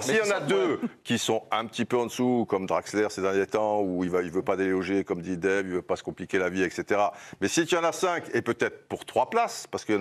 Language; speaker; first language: French; native; French